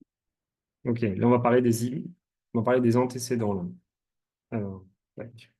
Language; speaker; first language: French; native; French